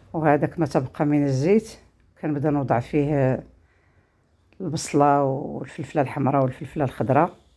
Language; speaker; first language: Arabic; native; Arabic